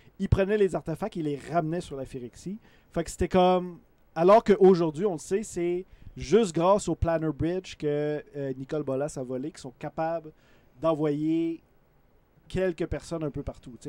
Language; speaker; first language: French; native; French